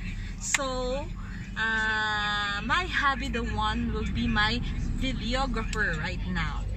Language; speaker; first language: English; non-native, local second language; Filipino